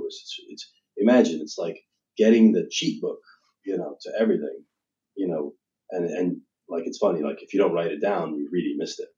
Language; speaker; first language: English; native; English